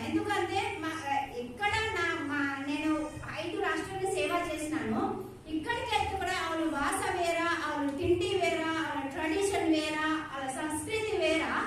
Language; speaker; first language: Telugu; non-native, learner; Odia